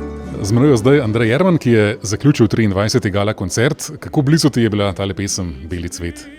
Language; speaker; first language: Slovenian; native; Slovenian